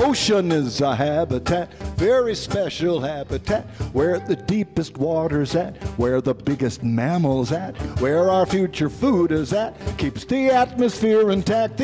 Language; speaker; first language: English; native; English